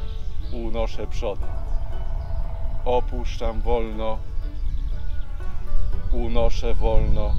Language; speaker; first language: Polish; native; Polish